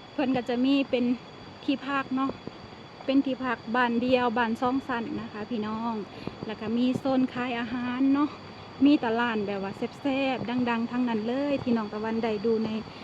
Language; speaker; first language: Thai; native; Thai